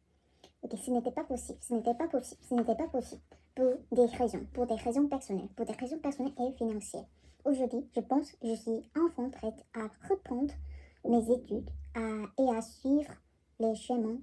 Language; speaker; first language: French; non-native, learner; Korean